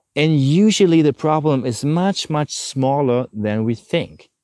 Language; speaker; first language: English; non-native, fluent; German